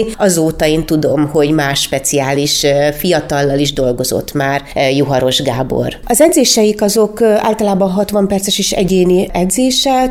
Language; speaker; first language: Hungarian; native; Hungarian